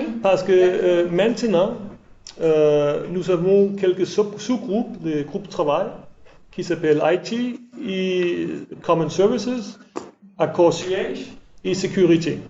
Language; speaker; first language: French; non-native, learner; English